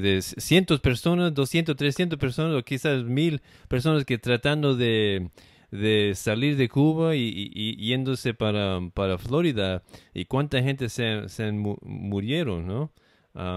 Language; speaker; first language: Spanish; non-native, learner; English